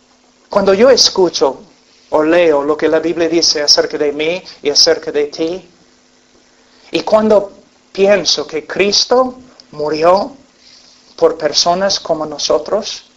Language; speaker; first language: Spanish; non-native, fluent; English